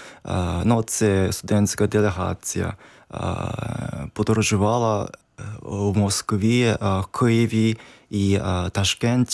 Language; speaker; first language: Ukrainian; non-native, fluent; Japanese